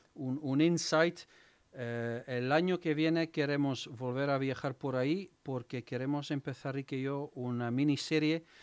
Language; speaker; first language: Spanish; non-native, fluent; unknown